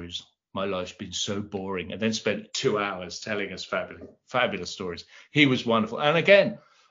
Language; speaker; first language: English; native; English